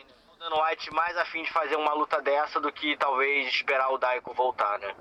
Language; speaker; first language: Portuguese; native; Portuguese